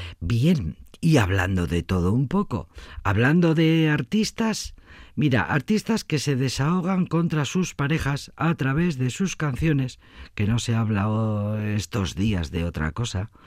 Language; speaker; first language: Spanish; native; Spanish